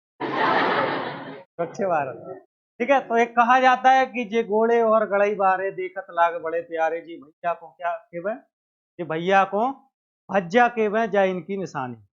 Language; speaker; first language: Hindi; native; Hindi